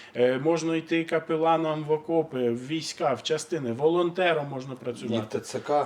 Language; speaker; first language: Ukrainian; native; Ukrainian